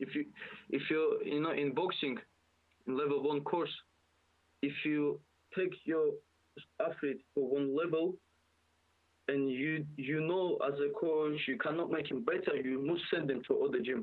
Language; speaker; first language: English; non-native, fluent; Russian